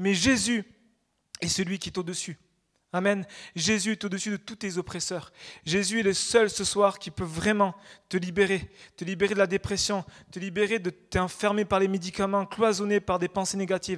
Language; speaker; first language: French; native; French